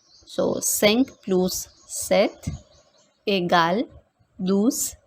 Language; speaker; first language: French; non-native, fluent; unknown